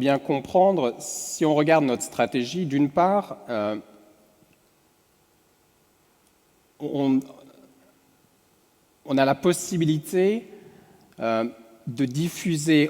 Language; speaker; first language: French; native; French